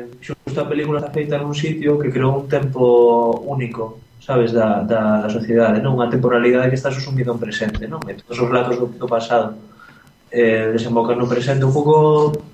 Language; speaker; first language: Galician; non-native, local second language; Spanish